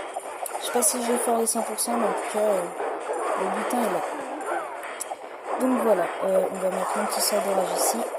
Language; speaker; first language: French; native; French